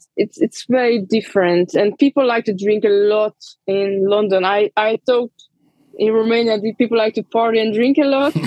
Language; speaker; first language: English; non-native, fluent; Romanian